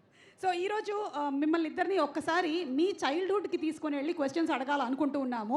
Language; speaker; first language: Telugu; native; Telugu